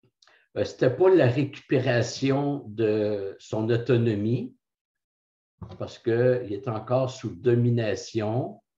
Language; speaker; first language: French; native; French